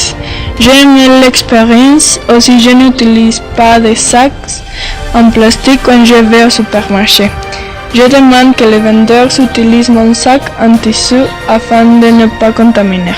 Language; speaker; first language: French; non-native, learner; Spanish